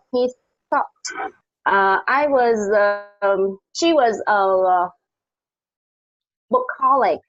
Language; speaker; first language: English; non-native, learner; Vietnamese